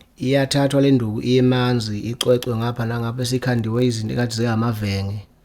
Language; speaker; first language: Zulu; native; Zulu